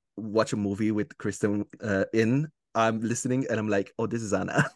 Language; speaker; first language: English; non-native, fluent; Italian